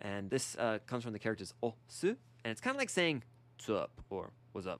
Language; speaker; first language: English; native; English